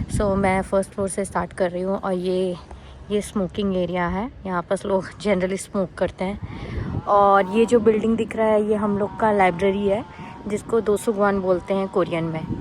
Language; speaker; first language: Hindi; native; Hindi